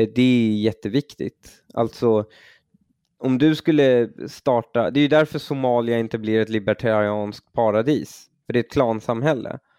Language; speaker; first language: Swedish; early bilingual, other home language; Persian